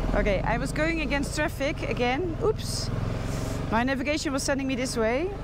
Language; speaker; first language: English; non-native, fluent; Dutch